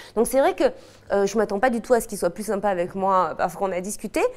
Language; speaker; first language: French; native; French